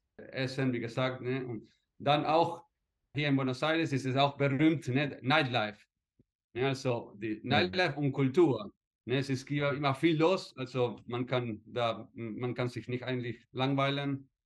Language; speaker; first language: German; early bilingual, heritage; Spanish